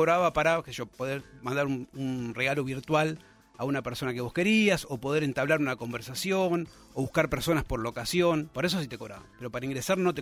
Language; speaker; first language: Spanish; native; Spanish